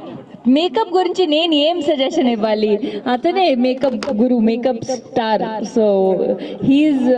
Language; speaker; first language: Telugu; non-native, local second language; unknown